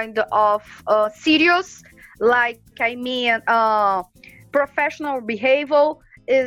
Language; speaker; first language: English; non-native, learner; Portuguese